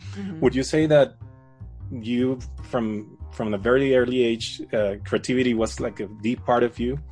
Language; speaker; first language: English; non-native, fluent; Spanish